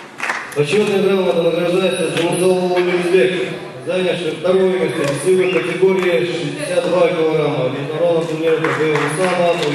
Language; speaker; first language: Russian; non-native, local second language; Kyrgyz